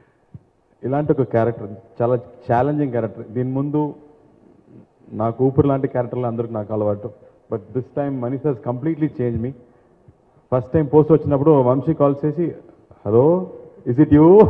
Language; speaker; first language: Telugu; non-native, learner; Tamil